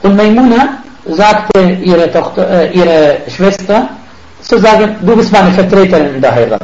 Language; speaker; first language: German; non-native, fluent; Arabic